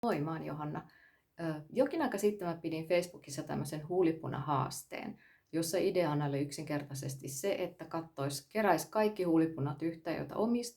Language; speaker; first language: Finnish; native; Finnish